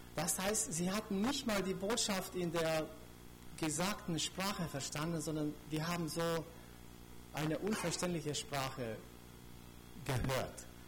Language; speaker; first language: German; non-native, fluent; Romanian